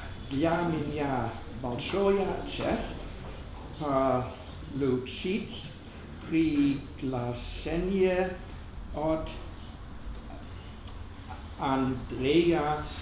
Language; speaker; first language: Russian; non-native, learner; German